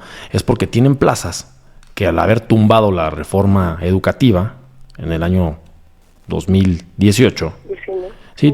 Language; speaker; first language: Spanish; native; Spanish